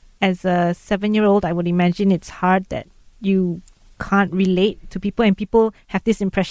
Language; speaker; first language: English; native; English